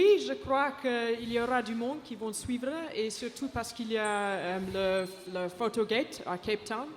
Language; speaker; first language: French; non-native, fluent; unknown